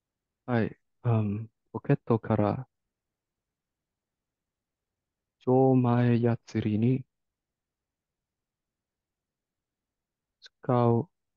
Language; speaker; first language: Japanese; non-native, learner; English